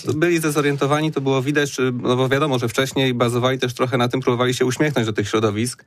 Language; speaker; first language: Polish; native; Polish